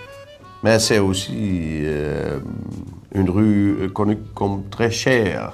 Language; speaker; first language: French; non-native, fluent; Dutch